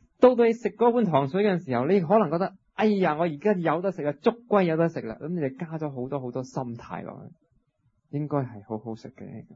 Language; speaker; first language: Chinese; non-native, local second language; Cantonese